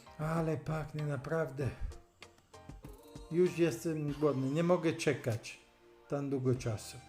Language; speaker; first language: Polish; non-native, learner; Italian